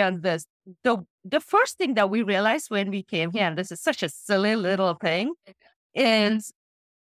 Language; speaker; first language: English; non-native, local second language; Sinhala